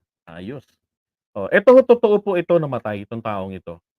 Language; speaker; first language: Filipino; native; Filipino